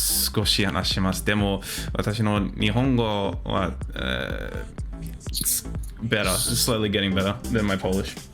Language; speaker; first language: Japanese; non-native, learner; English